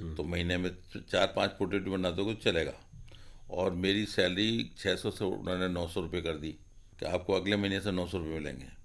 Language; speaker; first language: Hindi; native; Hindi